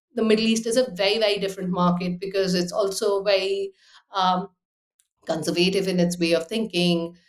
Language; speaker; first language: English; non-native, fluent; Hindi